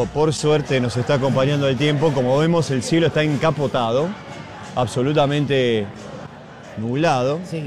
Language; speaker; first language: Spanish; native; Spanish